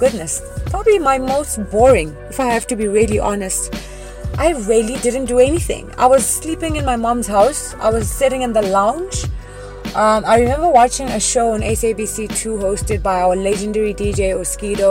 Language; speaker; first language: English; non-native, local second language; Venda